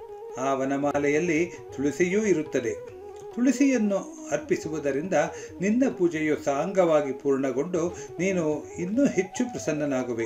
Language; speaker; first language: Kannada; native; Kannada